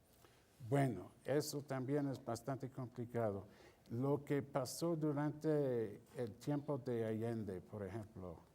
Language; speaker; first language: Spanish; non-native, fluent; English